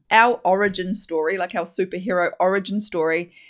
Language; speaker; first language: English; native; English